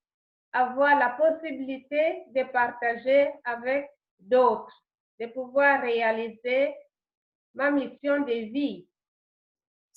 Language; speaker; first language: French; non-native, learner; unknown